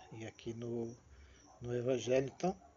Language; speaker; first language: Portuguese; native; Portuguese